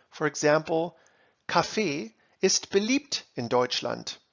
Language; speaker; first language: German; non-native, fluent; English